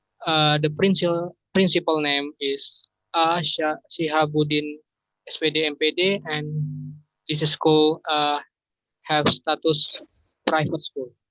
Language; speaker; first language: English; non-native, learner; Indonesian